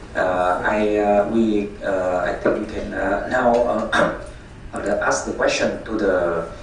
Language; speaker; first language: English; non-native, fluent; Vietnamese